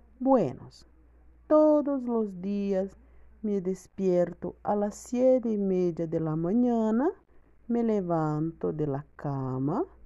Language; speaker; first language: Spanish; non-native, learner; Portuguese